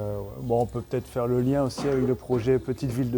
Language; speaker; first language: French; native; French